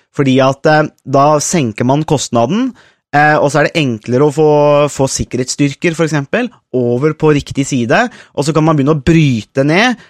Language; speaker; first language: Norwegian; native; Norwegian